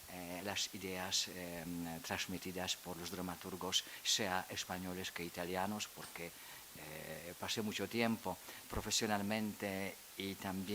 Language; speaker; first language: Spanish; non-native, fluent; Polish